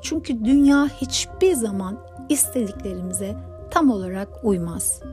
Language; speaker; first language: Turkish; native; Turkish